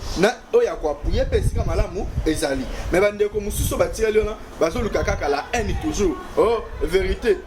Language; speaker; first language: Lingala; native; Lingala